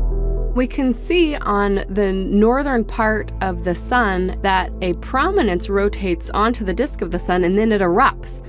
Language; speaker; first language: English; native; English